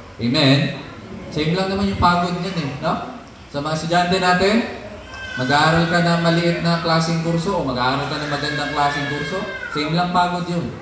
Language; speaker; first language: Filipino; non-native, local second language; Cebuano